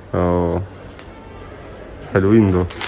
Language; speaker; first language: Arabic; native; Arabic